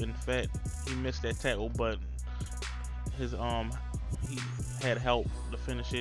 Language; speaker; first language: English; native; English